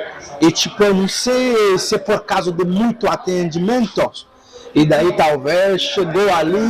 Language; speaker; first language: Portuguese; non-native, local second language; Haitian Creole